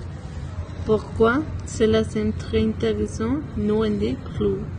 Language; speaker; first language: French; non-native, learner; Spanish